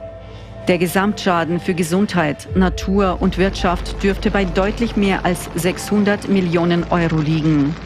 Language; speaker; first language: German; native; German